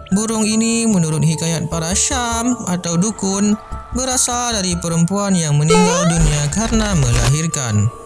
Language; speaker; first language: Malay; non-native, local second language; Achinese